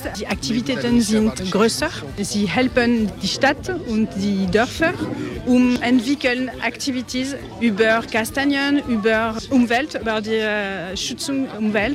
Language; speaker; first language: German; non-native, learner; French